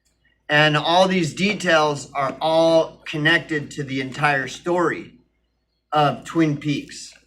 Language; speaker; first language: English; native; English